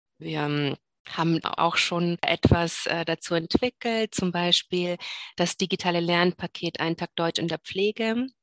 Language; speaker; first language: German; native; German